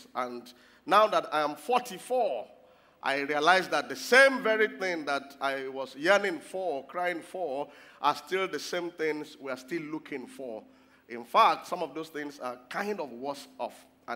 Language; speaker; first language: English; non-native, local second language; Yoruba